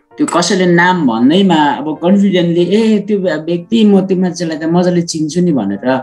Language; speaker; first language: Nepali; non-native, local second language; Sherpa